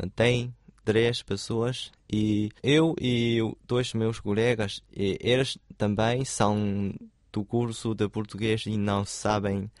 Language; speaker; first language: Portuguese; non-native, fluent; Chinese